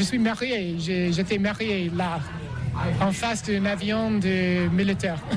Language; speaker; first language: French; non-native, learner; English